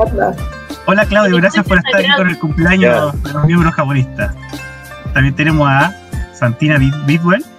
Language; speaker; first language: Spanish; native; Spanish